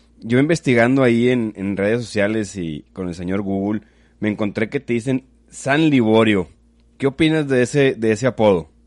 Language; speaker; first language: Spanish; native; Spanish